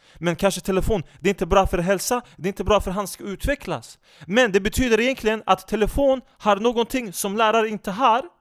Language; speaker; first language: Swedish; non-native, fluent; Turkish